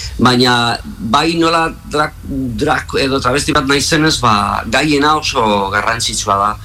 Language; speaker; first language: Basque; non-native, local second language; Spanish